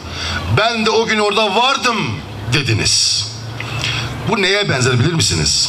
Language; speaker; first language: Turkish; native; Turkish